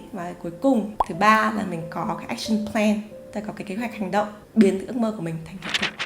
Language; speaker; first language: Vietnamese; native; Vietnamese